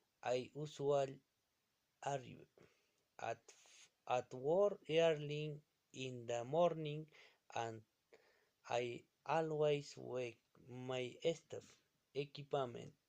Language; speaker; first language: English; non-native, learner; Spanish